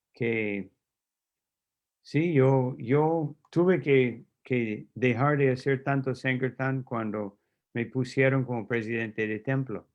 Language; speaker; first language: Spanish; non-native, fluent; English